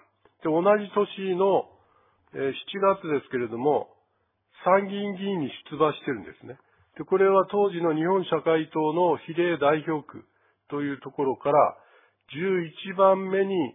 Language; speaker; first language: Japanese; native; Japanese